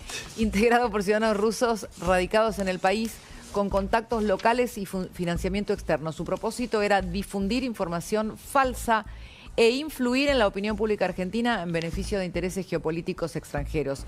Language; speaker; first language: Spanish; native; Spanish